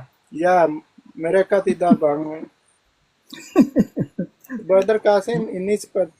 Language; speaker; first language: Indonesian; non-native, learner; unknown